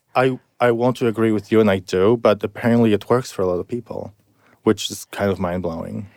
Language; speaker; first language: English; non-native, fluent; Polish